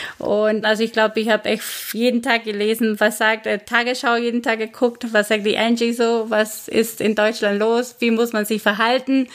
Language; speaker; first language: German; non-native, fluent; Spanish